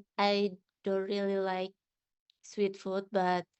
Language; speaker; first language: English; non-native, learner; Indonesian